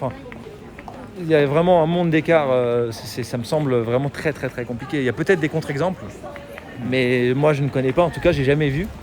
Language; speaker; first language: French; native; French